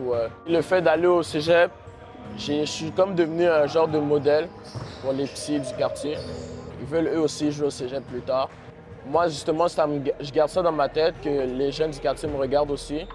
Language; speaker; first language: French; native; French